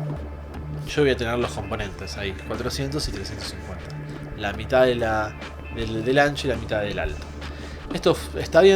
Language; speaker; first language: Spanish; native; Spanish